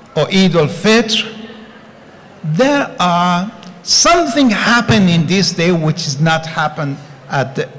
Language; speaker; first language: English; non-native, fluent; Persian